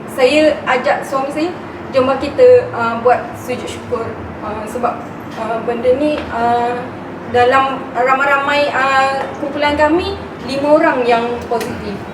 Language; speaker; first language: Malay; native; Malay